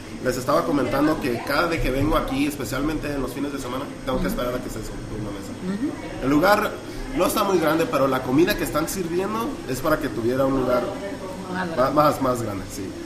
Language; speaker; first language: Spanish; early bilingual, heritage; Spanish